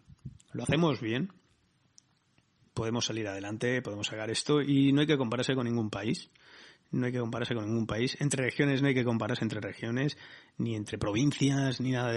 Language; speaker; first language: Spanish; native; Spanish